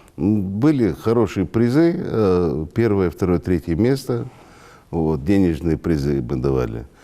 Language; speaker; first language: Russian; non-native, local second language; Ingush